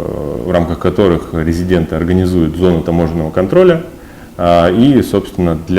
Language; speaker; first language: Russian; native; Russian